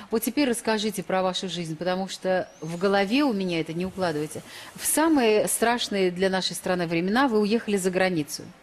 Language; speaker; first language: Russian; native; Russian